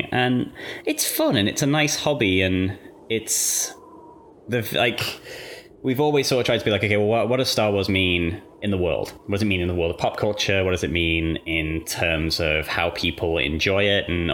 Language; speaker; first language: English; native; English